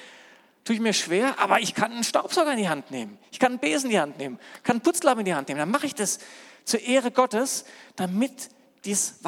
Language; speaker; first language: German; native; German